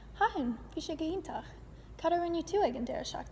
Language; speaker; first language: Irish; non-native, learner; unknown